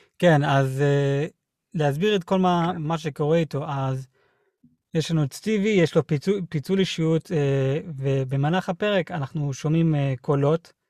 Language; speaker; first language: Hebrew; early bilingual, other home language; English